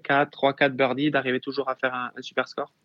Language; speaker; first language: French; native; French